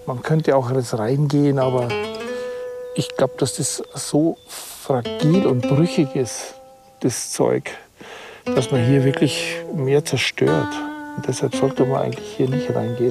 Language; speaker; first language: German; native; German